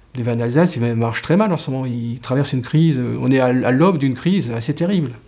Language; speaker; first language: French; native; French